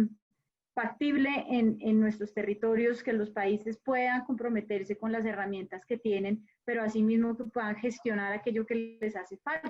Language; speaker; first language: Spanish; native; Spanish